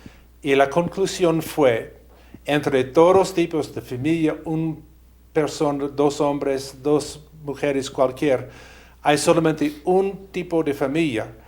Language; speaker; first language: Spanish; non-native, fluent; English